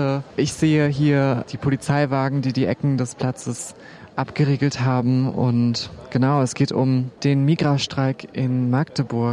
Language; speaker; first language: German; native; German